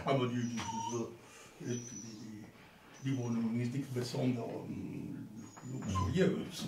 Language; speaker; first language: German; non-native, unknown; Italian